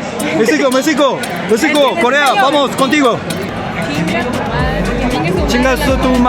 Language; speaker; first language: Spanish; non-native, learner; Korean